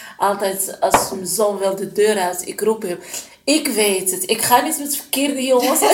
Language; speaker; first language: Dutch; non-native, learner; Arabic